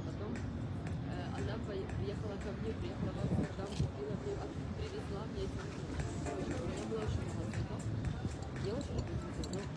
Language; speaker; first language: Russian; non-native, fluent; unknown